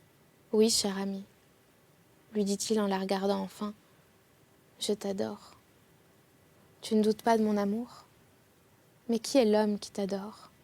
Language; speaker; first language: French; native; French